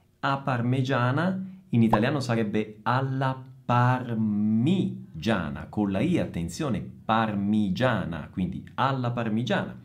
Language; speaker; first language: Italian; native; Italian